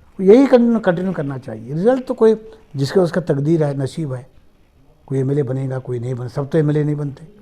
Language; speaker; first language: Hindi; non-native, local second language; Marathi